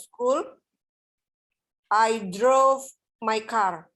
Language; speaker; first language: English; non-native, learner; Indonesian